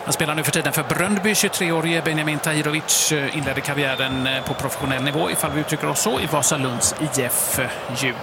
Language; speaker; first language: Swedish; native; Swedish